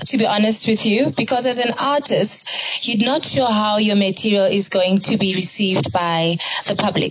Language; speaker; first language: English; non-native, local second language; Zulu